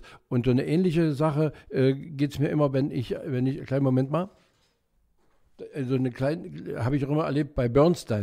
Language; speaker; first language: German; native; German